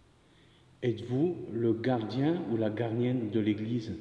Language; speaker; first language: French; native; French